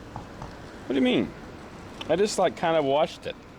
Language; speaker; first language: English; native; English